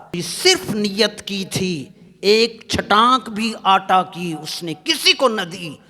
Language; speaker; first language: Urdu; non-native, local second language; Punjabi